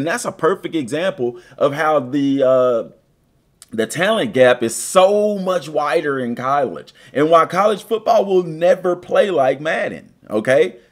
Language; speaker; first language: English; native; English